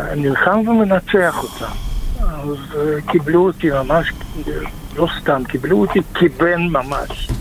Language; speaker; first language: Hebrew; non-native, fluent; Russian